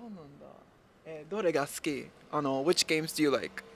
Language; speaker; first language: Japanese; non-native, learner; English